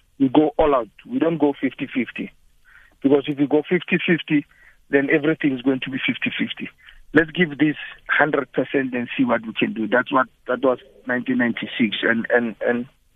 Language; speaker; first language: English; non-native, local second language; Tswana